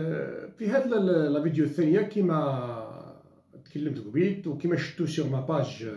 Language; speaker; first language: Arabic; native; Arabic